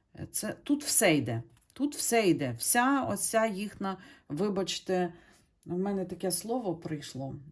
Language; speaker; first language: Ukrainian; native; Ukrainian